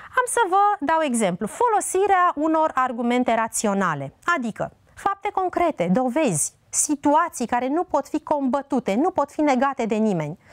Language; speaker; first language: Romanian; native; Romanian